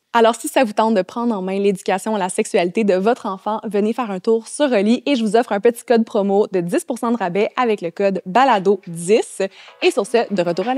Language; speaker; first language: French; native; French